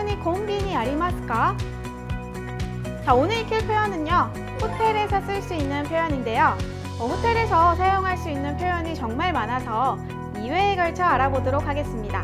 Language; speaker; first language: Korean; native; Korean